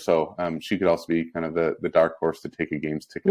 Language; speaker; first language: English; native; English